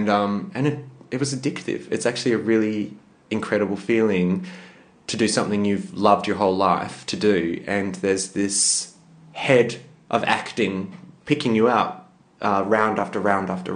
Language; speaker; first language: English; native; English